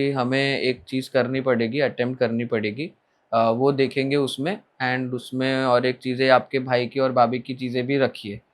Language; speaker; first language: Hindi; non-native, local second language; Marathi